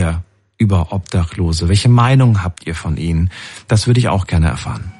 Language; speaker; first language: German; native; German